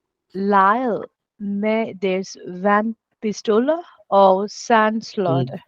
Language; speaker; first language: Danish; non-native, learner; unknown